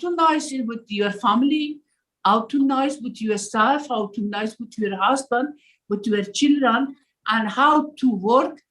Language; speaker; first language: English; non-native, learner; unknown